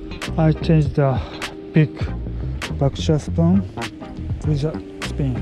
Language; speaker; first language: English; non-native, learner; Japanese